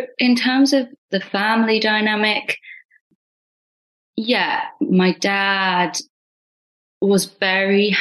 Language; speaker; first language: English; non-native, local second language; Punjabi